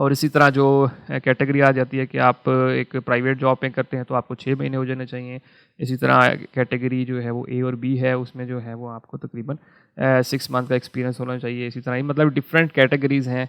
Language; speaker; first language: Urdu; non-native, local second language; Punjabi